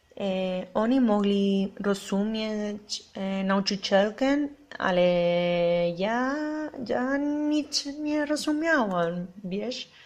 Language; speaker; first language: Polish; non-native, learner; Spanish